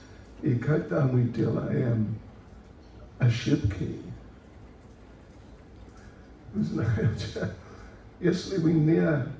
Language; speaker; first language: Russian; non-native, learner; English